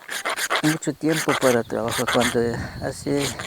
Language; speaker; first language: Spanish; non-native, local second language; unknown